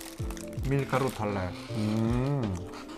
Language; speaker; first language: Korean; non-native, learner; Russian